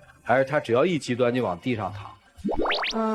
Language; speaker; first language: Chinese; native; Chinese